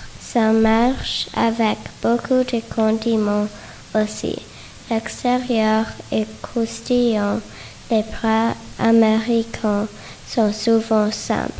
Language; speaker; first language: French; non-native, learner; English